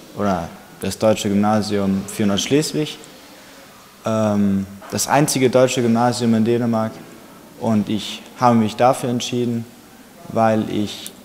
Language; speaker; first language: German; native; German